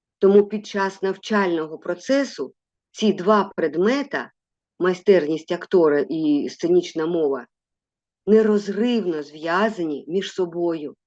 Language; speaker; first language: Ukrainian; non-native, local second language; Russian